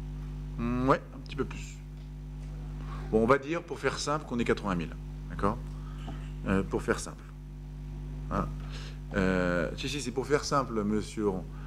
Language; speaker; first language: French; native; French